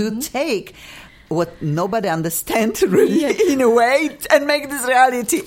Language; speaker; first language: English; non-native, fluent; Polish